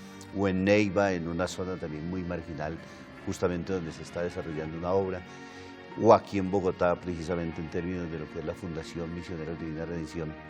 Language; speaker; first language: Spanish; native; Spanish